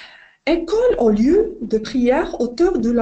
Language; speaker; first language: French; non-native, learner; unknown